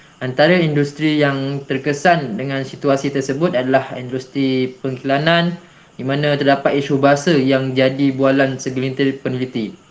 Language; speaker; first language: Malay; native; Malay